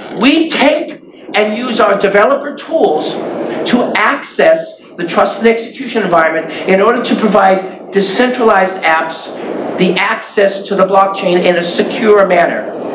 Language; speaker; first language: English; native; English